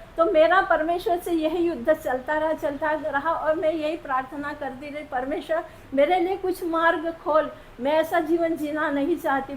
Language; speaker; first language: Hindi; non-native, local second language; Marathi